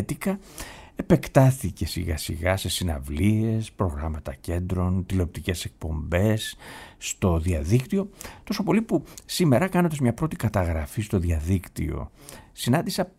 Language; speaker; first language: Greek; native; Greek